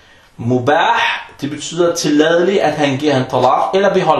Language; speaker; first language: Danish; non-native, fluent; Arabic